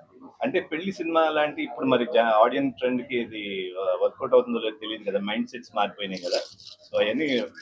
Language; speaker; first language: Telugu; native; Telugu